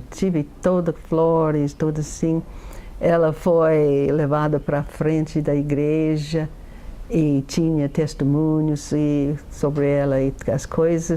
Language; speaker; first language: Portuguese; non-native, fluent; English